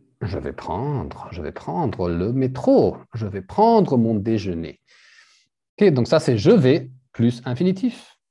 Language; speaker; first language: French; non-native, fluent; English